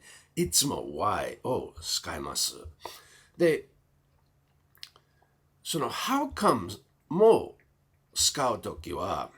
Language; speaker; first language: Japanese; non-native, fluent; English